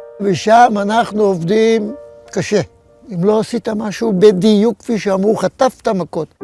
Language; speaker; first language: Hebrew; non-native, fluent; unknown